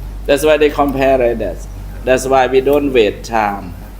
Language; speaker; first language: English; non-native, learner; Thai